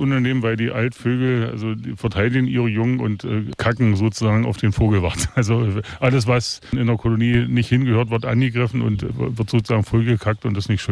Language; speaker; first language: German; native; German